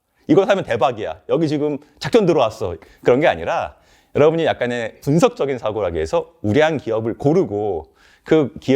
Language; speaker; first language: Korean; native; Korean